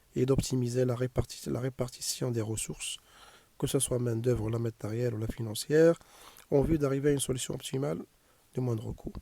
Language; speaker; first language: French; non-native, local second language; Arabic